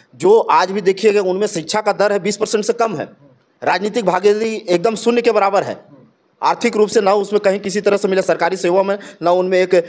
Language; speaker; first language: Hindi; native; Hindi